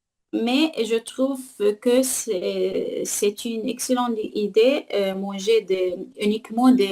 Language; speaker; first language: French; non-native, learner; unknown